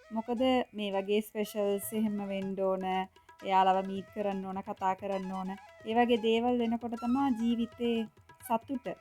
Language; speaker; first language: Sinhala; non-native, local second language; Tamil